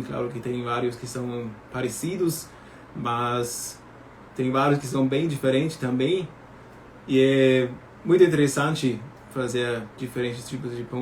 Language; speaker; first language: Portuguese; non-native, fluent; German